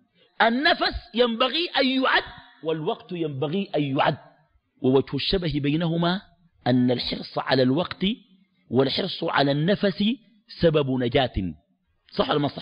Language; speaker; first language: Arabic; native; Arabic